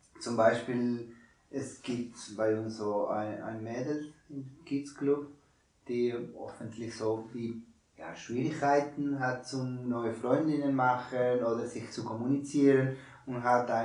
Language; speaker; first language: German; non-native, learner; Spanish